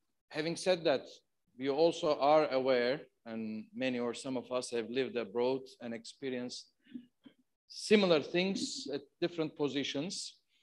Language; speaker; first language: English; non-native, fluent; Turkish